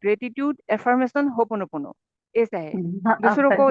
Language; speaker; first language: Hindi; non-native, local second language; Assamese